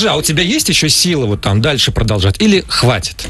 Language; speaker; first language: Russian; native; Russian